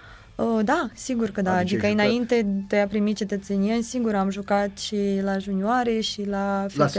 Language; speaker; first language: Romanian; non-native, fluent; Ukrainian